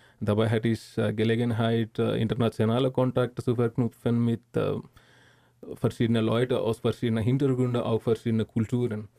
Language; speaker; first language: German; non-native, learner; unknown